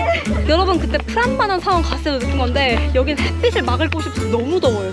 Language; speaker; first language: Korean; native; Korean